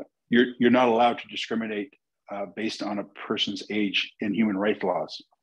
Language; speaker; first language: English; native; English